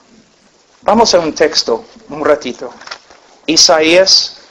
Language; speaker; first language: Spanish; non-native, fluent; English